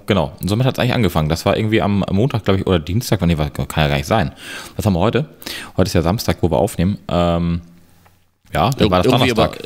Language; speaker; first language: German; native; German